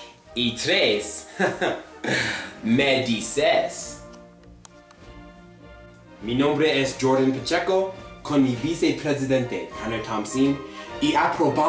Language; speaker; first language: Spanish; non-native, learner; English